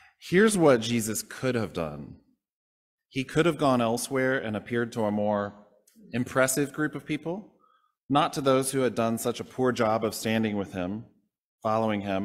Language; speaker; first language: English; native; English